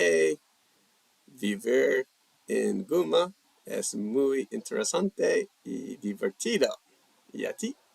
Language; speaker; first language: Spanish; non-native, learner; English